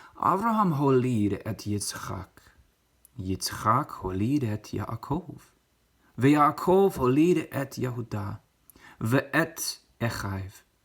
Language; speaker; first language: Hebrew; non-native, learner; English